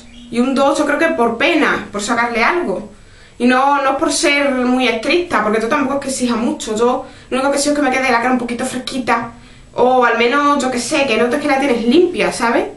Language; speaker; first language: Spanish; native; Spanish